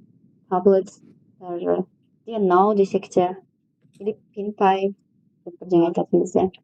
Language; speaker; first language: Chinese; non-native, fluent; Kazakh